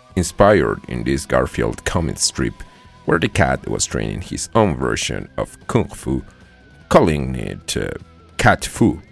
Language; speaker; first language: English; non-native, fluent; Spanish